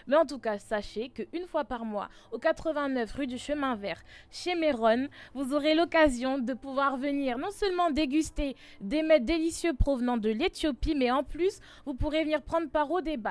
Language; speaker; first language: French; native; French